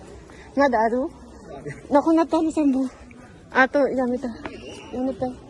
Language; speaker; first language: Japanese; non-native, learner; Filipino